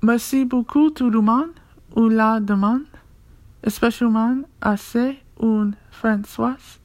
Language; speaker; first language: French; non-native, learner; English